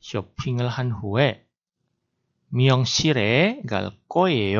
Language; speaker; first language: Korean; non-native, fluent; Indonesian